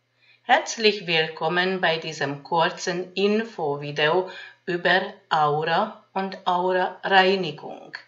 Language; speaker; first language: German; non-native, fluent; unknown